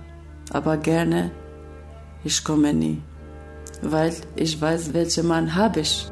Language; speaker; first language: German; non-native, learner; Albanian